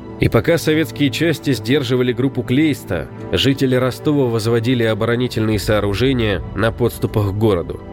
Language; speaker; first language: Russian; native; Russian